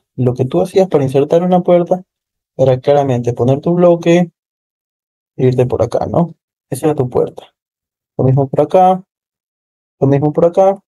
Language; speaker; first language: Spanish; native; Spanish